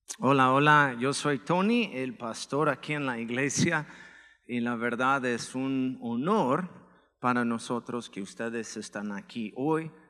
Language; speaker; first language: Spanish; non-native, fluent; English